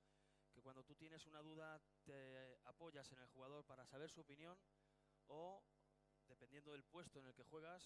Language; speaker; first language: Spanish; native; Spanish